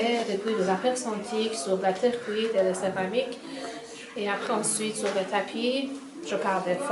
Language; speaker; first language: French; non-native, fluent; Persian